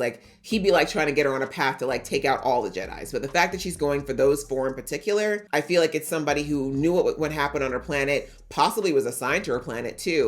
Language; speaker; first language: English; native; English